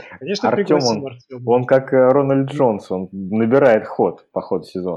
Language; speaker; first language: Russian; native; Russian